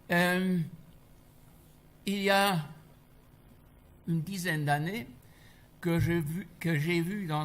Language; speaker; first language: French; non-native, fluent; German